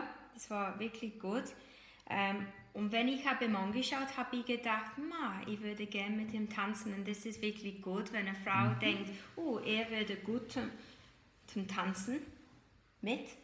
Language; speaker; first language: German; non-native, fluent; English